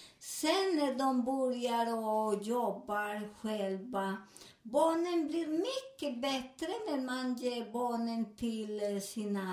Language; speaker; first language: Swedish; non-native, fluent; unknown